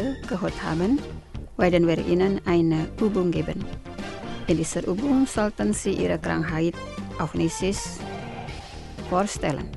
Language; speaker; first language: German; non-native, fluent; Indonesian